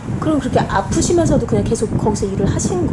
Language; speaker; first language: Korean; native; Korean